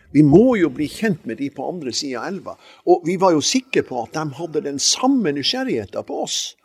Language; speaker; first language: Norwegian; native; Norwegian